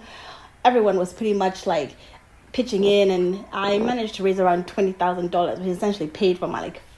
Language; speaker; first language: English; non-native, local second language; Ganda